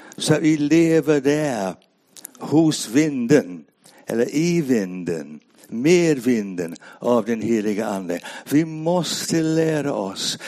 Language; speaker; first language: Swedish; non-native, fluent; English